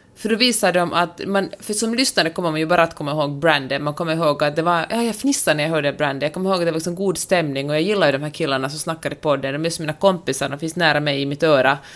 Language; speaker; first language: Swedish; native; Swedish